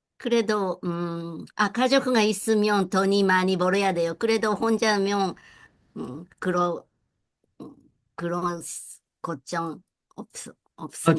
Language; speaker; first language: Korean; non-native, learner; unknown